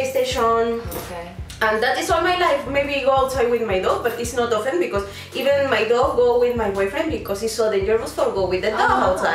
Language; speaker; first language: English; non-native, learner; Spanish